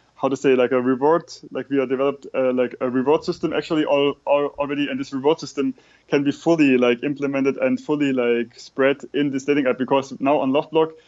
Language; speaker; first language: English; non-native, fluent; German